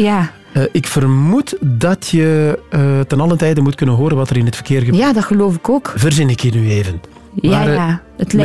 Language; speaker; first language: Dutch; native; Dutch